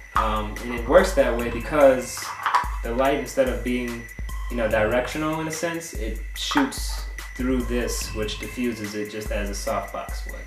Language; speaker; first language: English; native; English